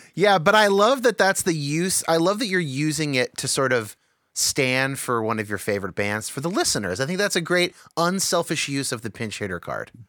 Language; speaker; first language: English; native; English